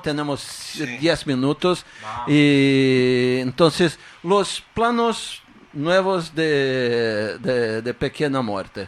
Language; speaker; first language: Spanish; non-native, fluent; Portuguese